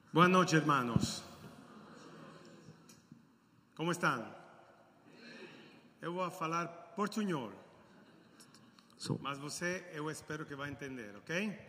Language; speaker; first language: Portuguese; non-native, learner; Italian